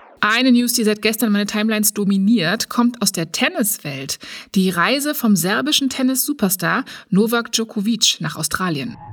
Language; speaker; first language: German; native; German